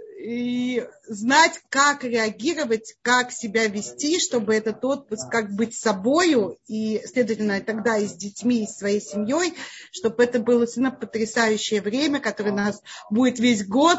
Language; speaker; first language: Russian; native; Russian